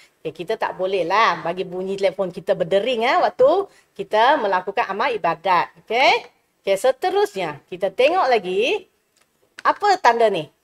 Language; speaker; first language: Malay; non-native, local second language; Chinese